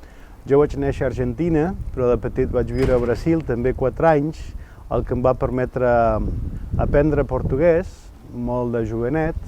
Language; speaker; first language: Catalan; non-native, fluent; Spanish